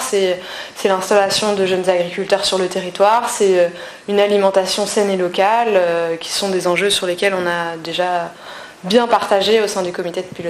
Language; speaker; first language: French; native; French